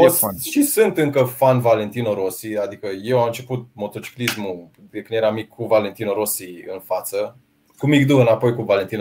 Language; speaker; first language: Romanian; native; Romanian